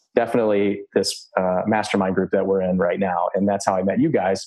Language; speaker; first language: English; early bilingual, other home language; Croatian